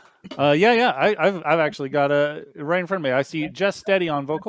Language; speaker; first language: English; native; English